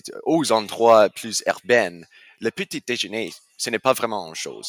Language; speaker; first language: French; non-native, fluent; English